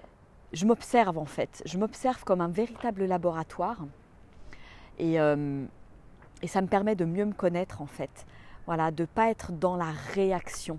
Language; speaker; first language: French; native; French